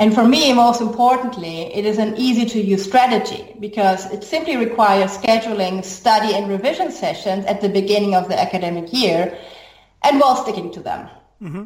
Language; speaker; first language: English; non-native, fluent; German